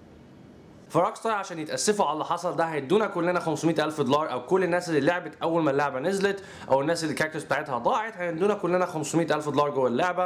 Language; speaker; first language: Arabic; native; Arabic